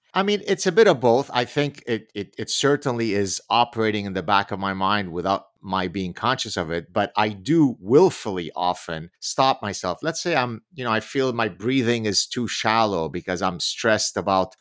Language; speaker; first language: English; early bilingual, other home language; Arabic